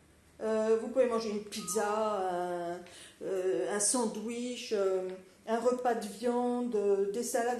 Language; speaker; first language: French; native; French